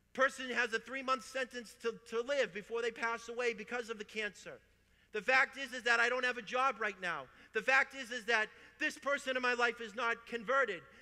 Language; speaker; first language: English; native; English